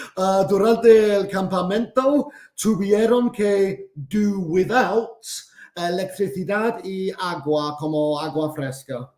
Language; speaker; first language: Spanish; non-native, fluent; English